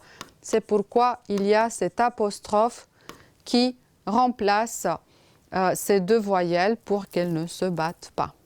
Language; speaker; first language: French; non-native, fluent; Romanian